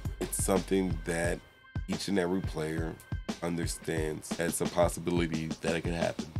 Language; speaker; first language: English; native; English